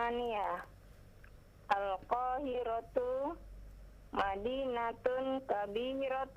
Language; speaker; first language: Arabic; non-native, learner; Indonesian